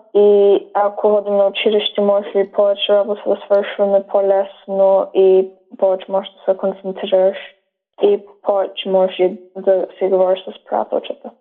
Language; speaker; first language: Bulgarian; early bilingual, heritage; Bulgarian